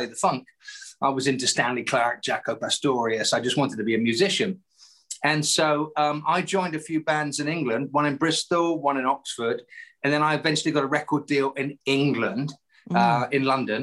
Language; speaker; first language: English; native; English